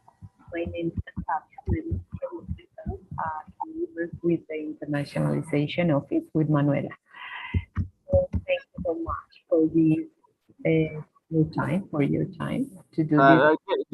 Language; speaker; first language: English; non-native, fluent; Spanish